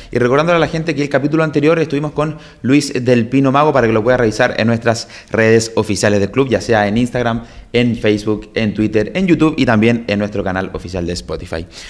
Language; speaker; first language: Spanish; native; Spanish